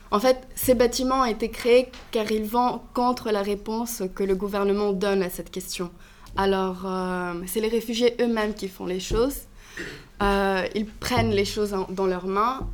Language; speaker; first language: French; non-native, fluent; Greek